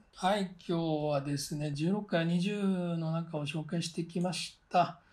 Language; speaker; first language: Japanese; native; Japanese